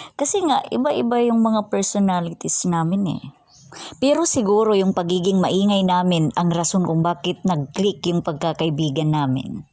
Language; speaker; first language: Filipino; non-native, local second language; Waray